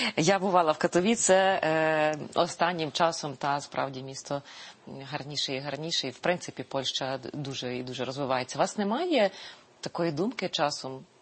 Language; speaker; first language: Ukrainian; native; Ukrainian